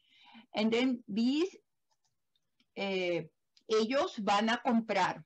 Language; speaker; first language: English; non-native, learner; Spanish